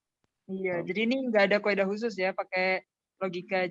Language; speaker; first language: Indonesian; native; Indonesian